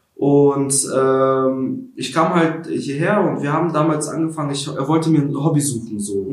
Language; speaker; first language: German; early bilingual, other home language; Russian